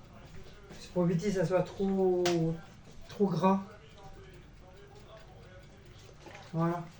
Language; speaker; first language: French; native; French